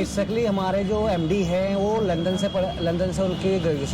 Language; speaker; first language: Hindi; native; Hindi